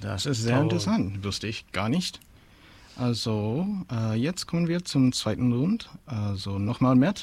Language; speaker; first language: German; non-native, learner; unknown